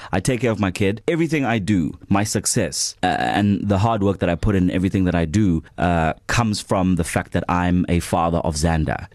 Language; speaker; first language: English; non-native, local second language; Zulu